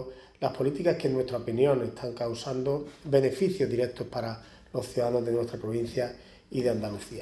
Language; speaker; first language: Spanish; native; Spanish